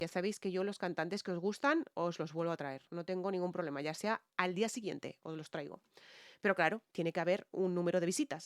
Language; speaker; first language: Spanish; native; Spanish